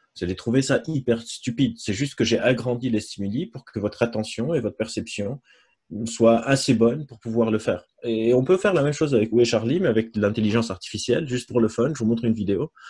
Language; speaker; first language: French; non-native, local second language; Arabic